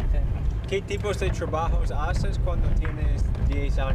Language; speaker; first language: Spanish; non-native, learner; English